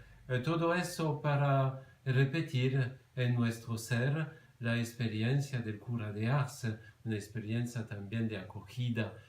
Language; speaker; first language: Spanish; non-native, fluent; French